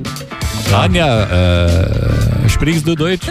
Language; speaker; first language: German; non-native, learner; Slovenian